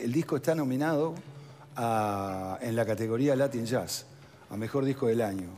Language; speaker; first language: Spanish; native; Spanish